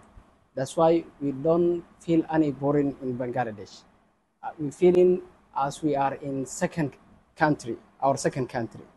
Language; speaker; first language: English; non-native, local second language; Somali